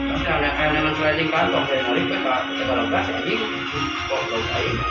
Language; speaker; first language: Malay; non-native, local second language; Sundanese